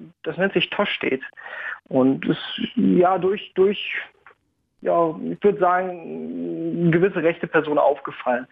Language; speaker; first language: German; native; German